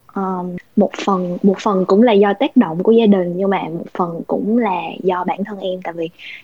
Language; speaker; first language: Vietnamese; native; Vietnamese